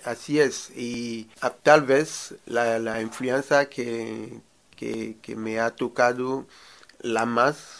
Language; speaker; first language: Spanish; non-native, learner; Ewe